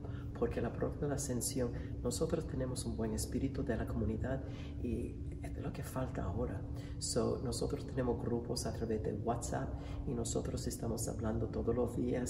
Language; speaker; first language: Spanish; non-native, fluent; English